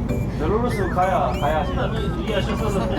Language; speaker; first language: Korean; native; Korean